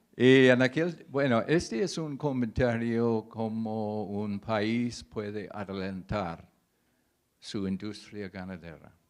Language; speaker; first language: Spanish; non-native, fluent; English